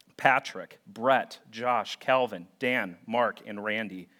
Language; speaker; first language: English; native; English